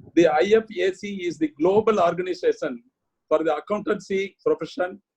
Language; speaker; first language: English; non-native, local second language; Tamil